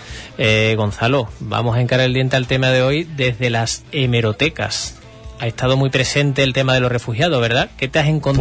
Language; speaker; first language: Spanish; native; Spanish